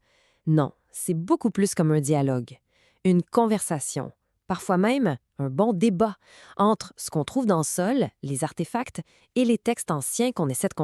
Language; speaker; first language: French; native; French